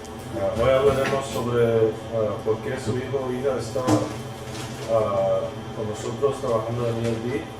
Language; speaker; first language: Spanish; early bilingual, heritage; Spanish